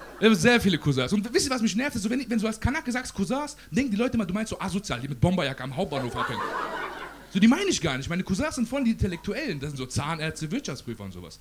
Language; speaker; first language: German; early bilingual, other home language; Persian